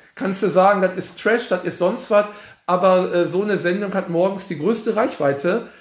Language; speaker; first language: German; native; German